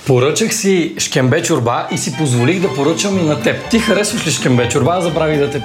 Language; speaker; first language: Bulgarian; native; Bulgarian